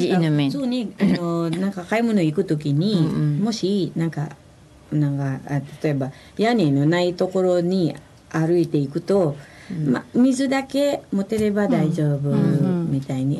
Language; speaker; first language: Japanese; non-native, fluent; Filipino